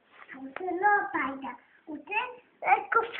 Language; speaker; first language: Hebrew; early bilingual, other home language; Russian